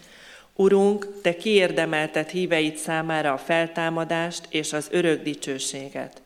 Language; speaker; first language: Hungarian; native; Hungarian